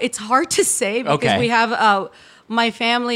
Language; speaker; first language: English; native; English